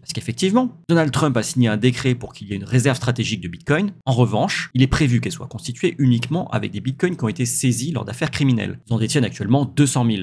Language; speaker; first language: French; native; French